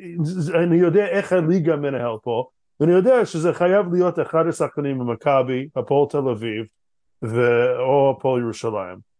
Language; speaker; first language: Hebrew; non-native, fluent; English